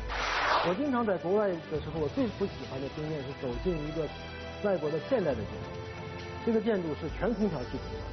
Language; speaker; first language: Chinese; native; Chinese